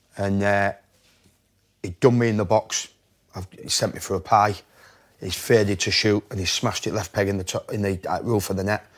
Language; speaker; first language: English; native; English